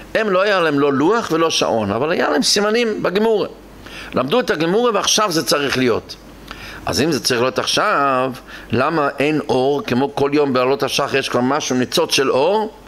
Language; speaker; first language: Hebrew; non-native, local second language; Yiddish